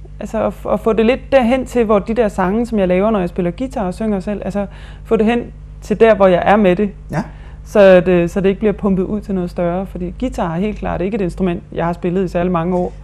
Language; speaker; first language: Danish; native; Danish